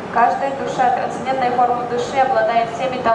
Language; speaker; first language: Russian; native; Russian